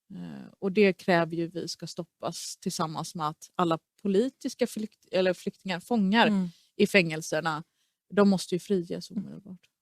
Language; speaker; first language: Swedish; early bilingual, other home language; Persian